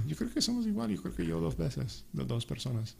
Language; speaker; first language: Spanish; non-native, local second language; English